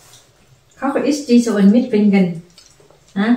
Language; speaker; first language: German; non-native, learner; Vietnamese